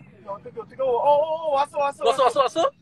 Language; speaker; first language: Korean; native; Korean